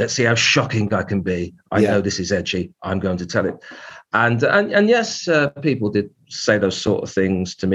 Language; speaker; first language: English; native; English